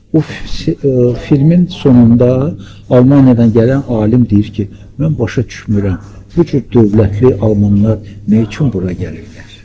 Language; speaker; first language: Azerbaijani; native; Azerbaijani